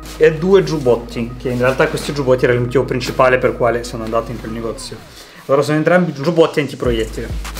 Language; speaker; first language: Italian; early bilingual, other home language; Russian